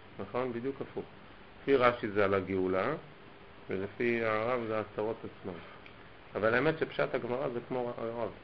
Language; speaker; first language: Hebrew; native; Hebrew